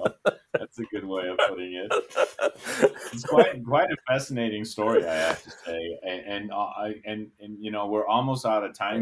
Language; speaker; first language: English; non-native, fluent; German